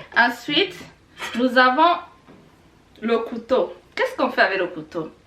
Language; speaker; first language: French; non-native, local second language; Kinyarwanda